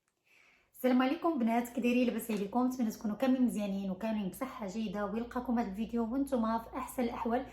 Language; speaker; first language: Arabic; native; Arabic